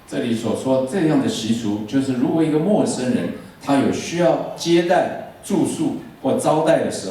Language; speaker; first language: Chinese; native; Chinese